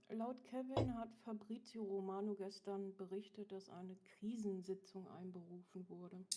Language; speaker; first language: German; native; German